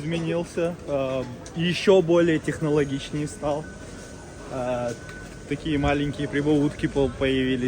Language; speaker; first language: Russian; native; Russian